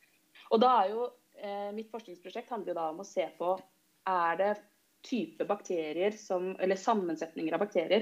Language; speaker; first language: Norwegian; native; Norwegian